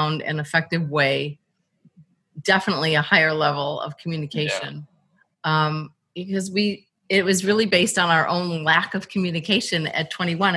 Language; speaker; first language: English; native; English